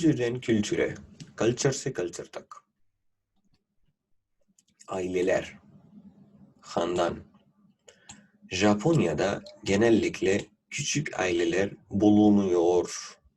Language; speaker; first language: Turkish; non-native, fluent; Urdu